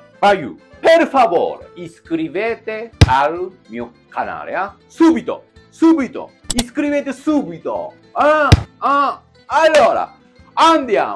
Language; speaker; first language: Italian; non-native, fluent; Japanese